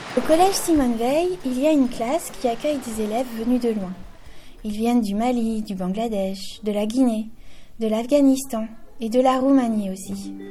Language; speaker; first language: French; native; French